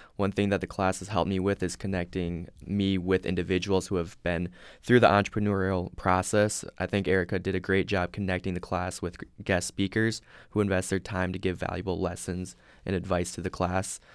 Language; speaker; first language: English; native; English